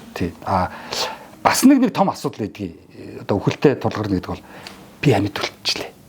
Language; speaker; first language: Mongolian; native; Mongolian